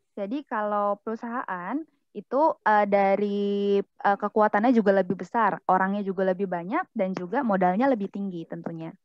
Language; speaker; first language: Indonesian; native; Indonesian